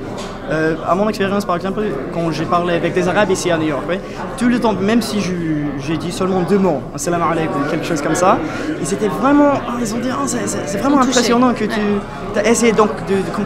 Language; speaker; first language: French; non-native, fluent; English